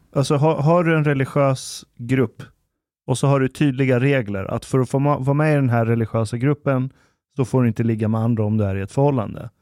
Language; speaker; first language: Swedish; early bilingual, other home language; Persian